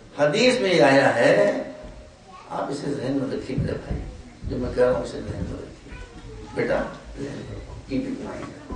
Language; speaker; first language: Urdu; native; Urdu